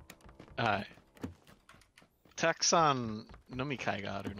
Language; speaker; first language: Japanese; non-native, learner; English